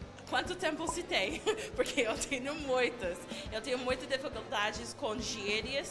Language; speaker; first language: Portuguese; non-native, fluent; English